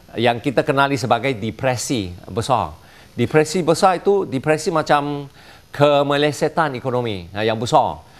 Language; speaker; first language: Malay; non-native, local second language; Chinese